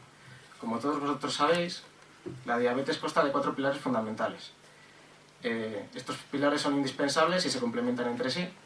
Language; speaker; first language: Spanish; native; Spanish